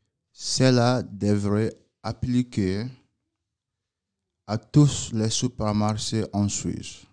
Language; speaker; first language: French; non-native, learner; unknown